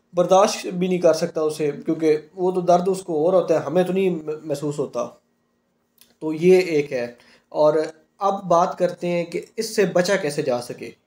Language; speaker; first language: Urdu; non-native, local second language; Punjabi